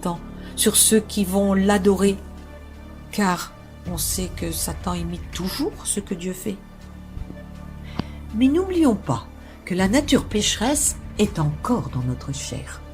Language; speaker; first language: French; native; French